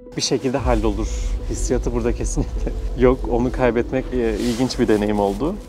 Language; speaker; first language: Turkish; native; Turkish